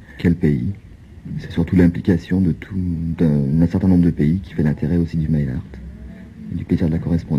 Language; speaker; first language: French; native; French